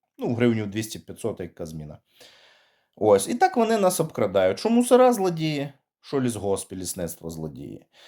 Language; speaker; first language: Ukrainian; native; Ukrainian